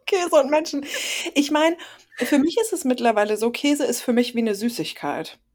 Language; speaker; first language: German; native; German